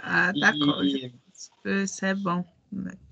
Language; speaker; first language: French; non-native, learner; Portuguese